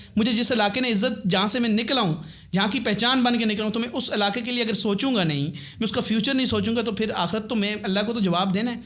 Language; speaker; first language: Urdu; non-native, local second language; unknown